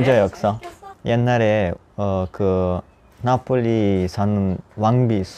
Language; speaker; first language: Korean; non-native, learner; Italian